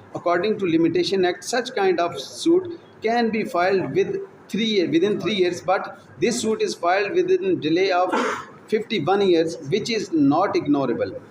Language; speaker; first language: English; non-native, local second language; Urdu